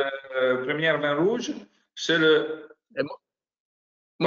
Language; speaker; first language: French; non-native, learner; Italian